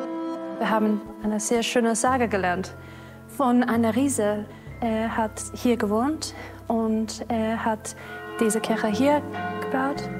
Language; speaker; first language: German; non-native, learner; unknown